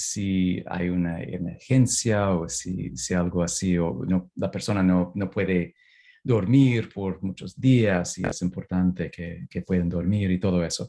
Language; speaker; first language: Spanish; non-native, fluent; English